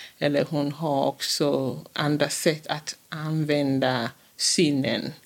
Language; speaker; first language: Swedish; non-native, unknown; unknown